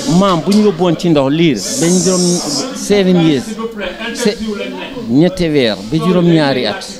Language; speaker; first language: Wolof; non-native, local second language; Fula